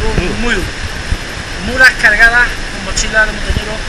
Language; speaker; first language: Spanish; native; Spanish